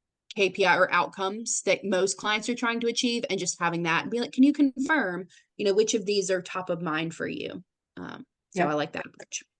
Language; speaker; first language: English; native; English